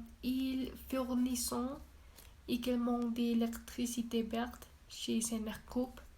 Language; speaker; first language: French; non-native, learner; Spanish